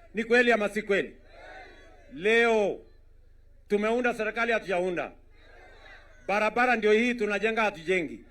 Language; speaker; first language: Swahili; non-native, local second language; Kalenjin